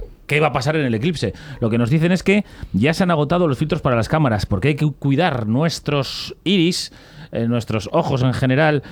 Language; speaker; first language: Spanish; native; Spanish